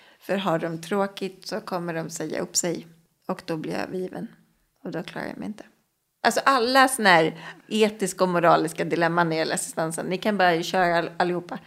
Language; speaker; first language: Swedish; native; Swedish